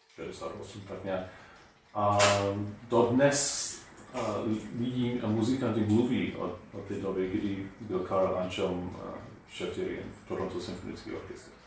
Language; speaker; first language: Czech; non-native, fluent; English